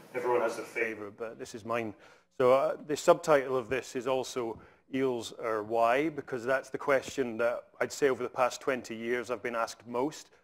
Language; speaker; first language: English; native; English